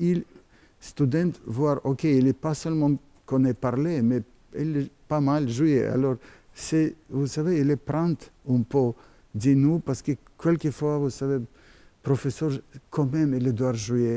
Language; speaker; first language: French; non-native, learner; Russian